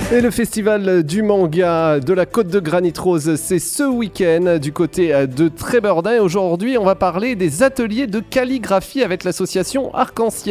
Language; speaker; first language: French; native; French